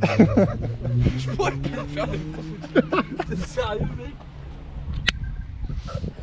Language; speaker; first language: French; native; French